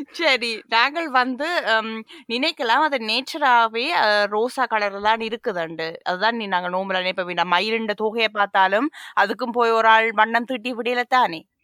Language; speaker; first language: Tamil; early bilingual, heritage; Tamil